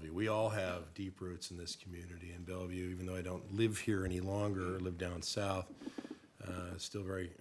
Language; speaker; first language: English; native; English